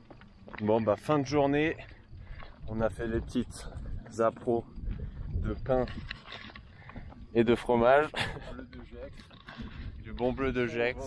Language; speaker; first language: French; native; French